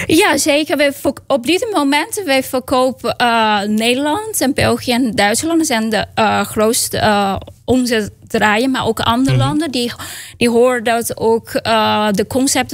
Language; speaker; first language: Dutch; non-native, learner; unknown